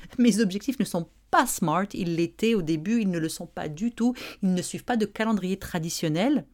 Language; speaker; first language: French; non-native, local second language; Arabic